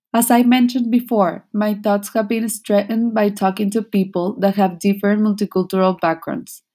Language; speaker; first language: English; non-native, fluent; Spanish